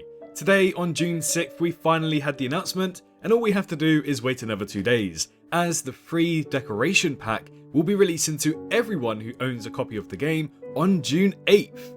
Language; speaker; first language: English; native; English